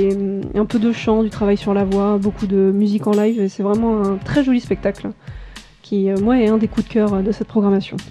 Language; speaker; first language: French; native; French